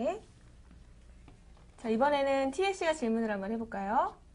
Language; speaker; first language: Korean; native; Korean